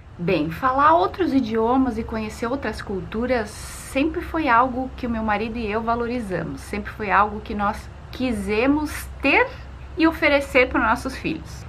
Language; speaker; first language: Portuguese; native; Portuguese